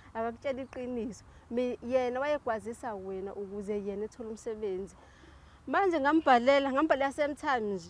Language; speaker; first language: Zulu; native; Zulu